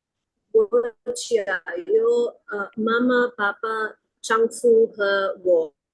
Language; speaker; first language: Chinese; non-native, learner; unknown